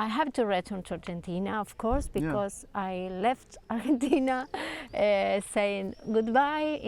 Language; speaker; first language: English; non-native, learner; Spanish